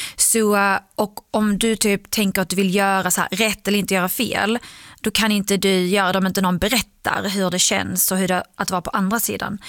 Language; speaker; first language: Swedish; early bilingual, other home language; Arabic